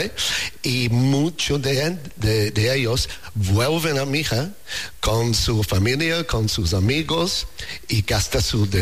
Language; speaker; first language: Spanish; non-native, learner; English